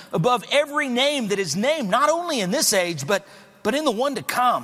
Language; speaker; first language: English; native; English